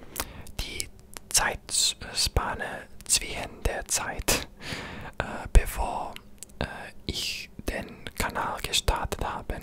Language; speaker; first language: German; non-native, learner; English